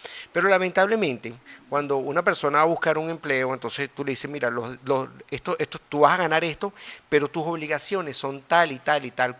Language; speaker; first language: Spanish; native; Spanish